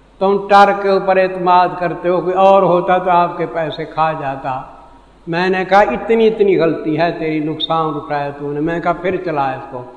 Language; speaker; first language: Urdu; non-native, local second language; Saraiki